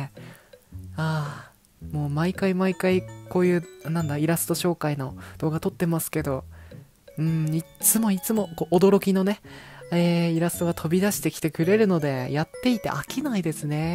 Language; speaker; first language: Japanese; native; Japanese